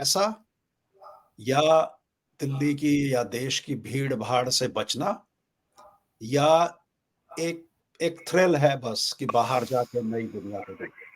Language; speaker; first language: Hindi; native; Hindi